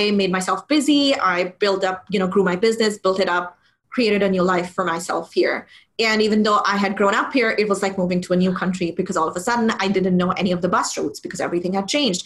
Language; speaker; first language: English; non-native, local second language; Urdu